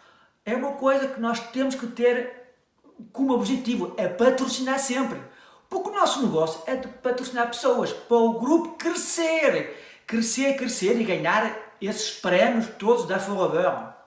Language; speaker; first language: Portuguese; early bilingual, heritage; French